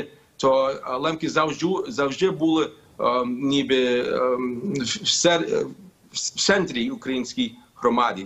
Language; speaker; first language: Ukrainian; early bilingual, heritage; Ukrainian